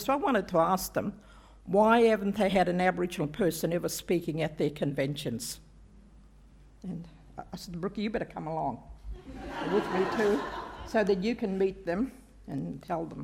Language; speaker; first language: English; native; English